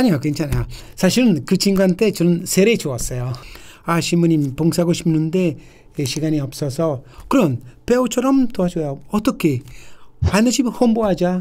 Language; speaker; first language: Korean; non-native, fluent; Italian